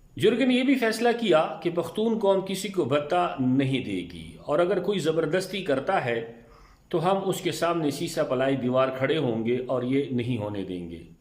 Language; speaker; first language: Urdu; non-native, local second language; Pashto